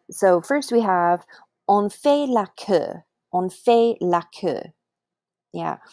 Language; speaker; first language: French; non-native, fluent; English